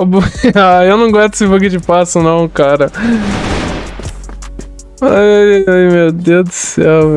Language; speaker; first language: Portuguese; native; Portuguese